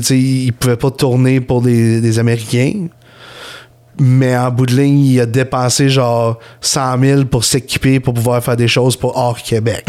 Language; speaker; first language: French; native; French